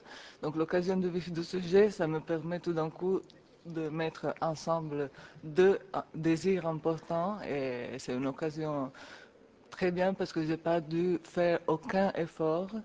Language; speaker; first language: French; non-native, fluent; Italian